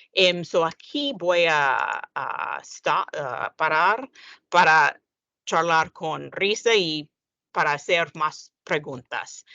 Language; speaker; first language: Spanish; non-native, fluent; English